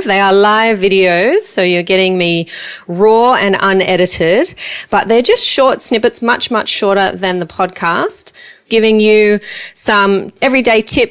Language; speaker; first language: English; native; English